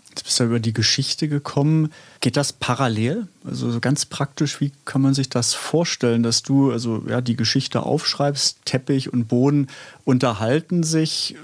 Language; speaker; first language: German; native; German